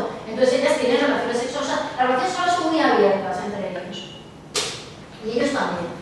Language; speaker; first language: Spanish; native; Spanish